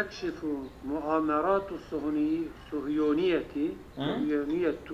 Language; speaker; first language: Arabic; non-native, learner; Turkish